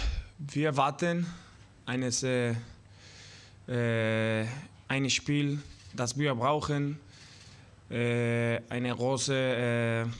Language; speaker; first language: German; non-native, learner; Spanish